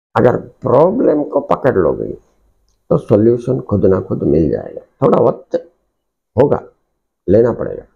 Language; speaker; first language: Hindi; non-native, local second language; Odia